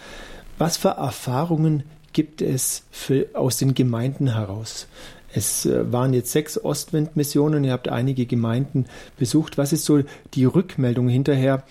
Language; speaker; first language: German; native; German